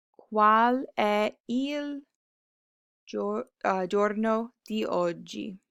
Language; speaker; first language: Italian; non-native, fluent; English